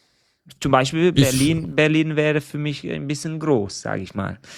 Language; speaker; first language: German; non-native, fluent; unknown